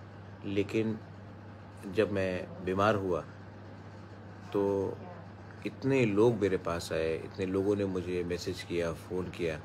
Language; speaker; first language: Hindi; non-native, local second language; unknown